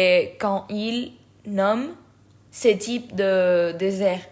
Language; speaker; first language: French; non-native, learner; Spanish